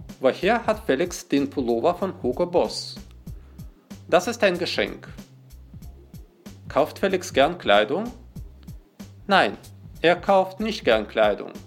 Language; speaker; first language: German; non-native, fluent; Russian